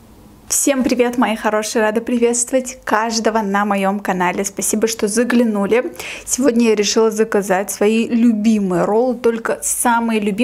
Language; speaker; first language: Russian; native; Russian